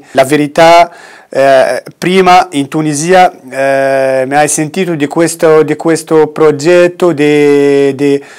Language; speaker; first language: Italian; non-native, fluent; Arabic